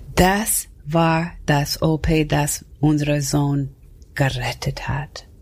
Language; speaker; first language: German; non-native, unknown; English